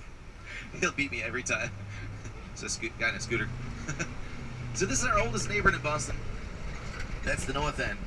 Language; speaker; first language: English; native; English